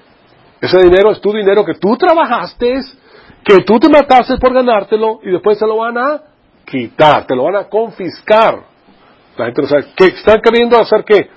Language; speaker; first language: Spanish; native; Spanish